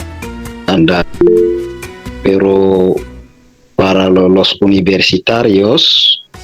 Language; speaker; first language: Spanish; non-native, fluent; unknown